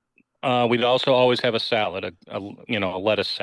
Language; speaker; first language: English; native; English